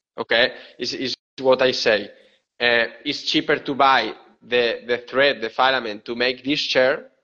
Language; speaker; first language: English; non-native, fluent; Spanish